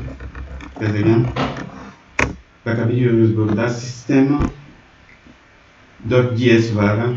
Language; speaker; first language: Turkish; non-native, learner; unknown